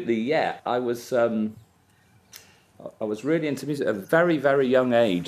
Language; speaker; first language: English; native; English